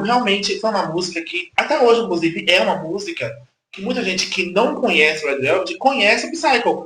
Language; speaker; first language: Portuguese; native; Portuguese